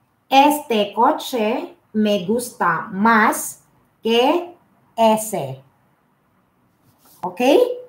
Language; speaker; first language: Spanish; non-native, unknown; Filipino